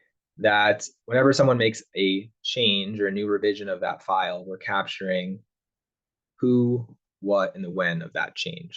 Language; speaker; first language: English; native; English